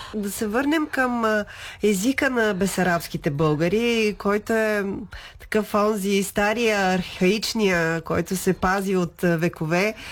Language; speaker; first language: Bulgarian; native; Bulgarian